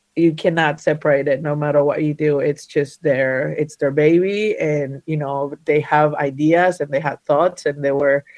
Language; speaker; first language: English; early bilingual, other home language; Spanish